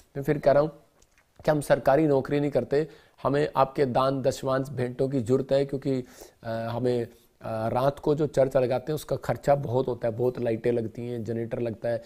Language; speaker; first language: Hindi; non-native, local second language; Punjabi